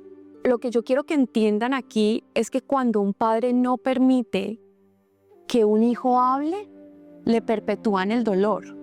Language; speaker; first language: Spanish; native; Spanish